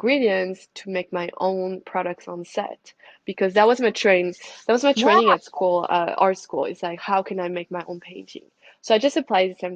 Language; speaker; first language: English; non-native, fluent; French